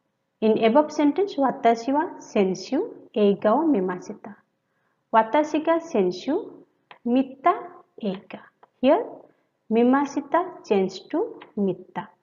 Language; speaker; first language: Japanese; non-native, fluent; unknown